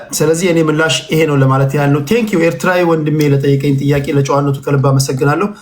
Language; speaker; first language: Amharic; native; Amharic